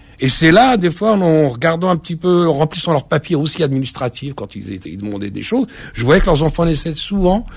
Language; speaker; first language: French; early bilingual, other home language; Arabic